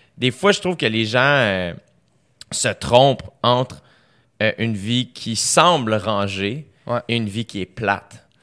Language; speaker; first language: French; native; French